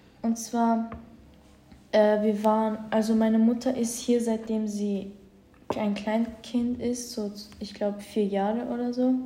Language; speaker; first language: German; native; German